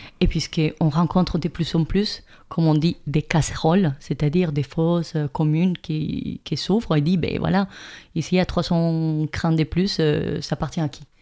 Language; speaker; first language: French; non-native, fluent; Spanish